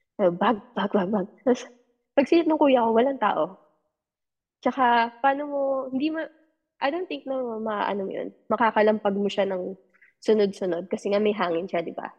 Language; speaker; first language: Filipino; native; Filipino